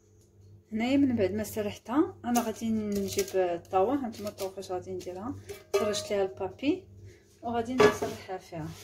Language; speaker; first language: Arabic; native; Arabic